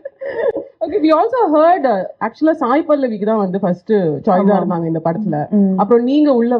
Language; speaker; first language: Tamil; native; Tamil